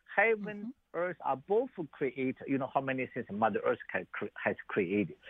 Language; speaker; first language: English; non-native, learner; Chinese